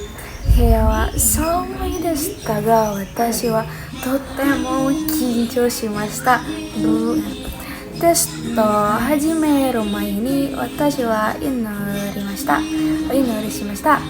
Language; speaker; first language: Japanese; non-native, learner; Indonesian